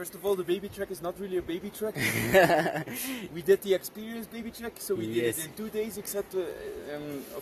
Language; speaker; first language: English; non-native, fluent; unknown